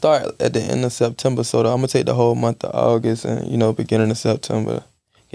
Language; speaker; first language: English; native; English